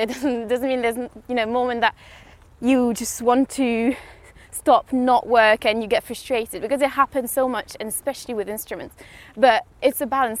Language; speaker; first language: English; non-native, fluent; French